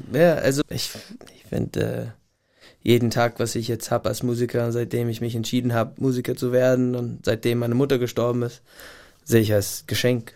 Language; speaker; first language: German; non-native, fluent; English